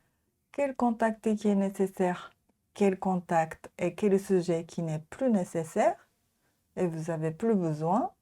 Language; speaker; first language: French; non-native, learner; Japanese